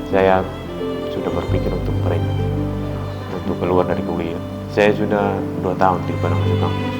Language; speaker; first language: Indonesian; non-native, local second language; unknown